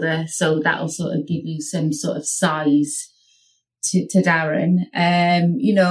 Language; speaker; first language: English; native; English